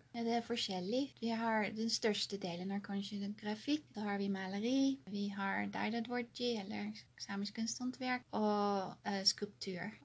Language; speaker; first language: Norwegian; non-native, fluent; Dutch